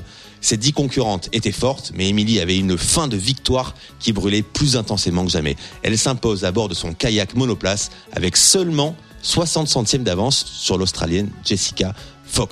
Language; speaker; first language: French; native; French